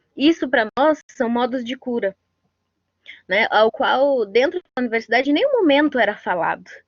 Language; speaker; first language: Portuguese; non-native, local second language; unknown